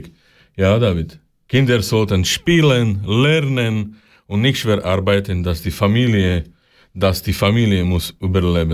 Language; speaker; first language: German; non-native, learner; Slovak